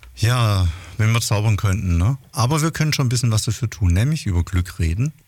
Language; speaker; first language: German; native; German